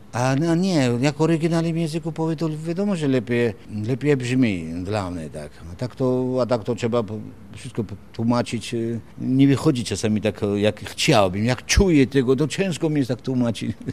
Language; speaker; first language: Polish; non-native, fluent; Georgian